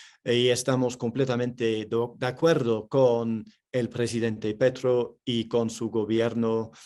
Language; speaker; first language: Spanish; non-native, fluent; English